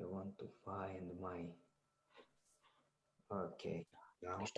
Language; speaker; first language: English; non-native, learner; Azerbaijani